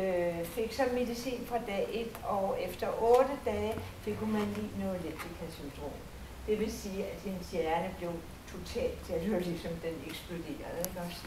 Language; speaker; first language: Danish; native; Danish